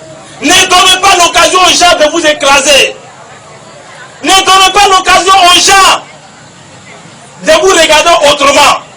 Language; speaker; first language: French; non-native, local second language; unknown